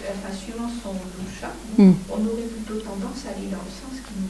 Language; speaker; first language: French; native; French